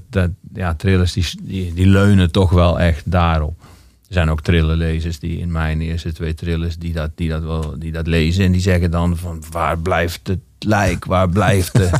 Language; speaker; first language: Dutch; native; Dutch